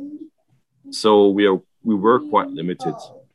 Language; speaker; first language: English; non-native, fluent; German